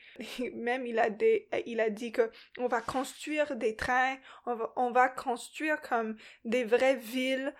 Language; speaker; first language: French; non-native, local second language; English